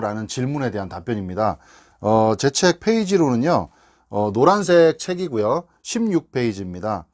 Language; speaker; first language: Korean; native; Korean